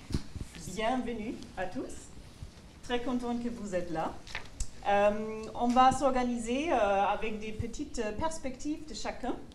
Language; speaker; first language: French; non-native, fluent; German